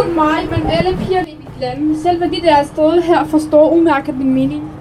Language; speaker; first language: Danish; non-native, learner; Kurdish